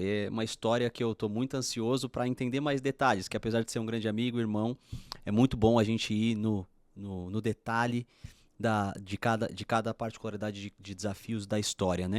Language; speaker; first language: Portuguese; native; Portuguese